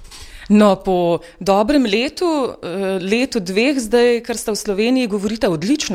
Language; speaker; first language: Slovenian; native; Slovenian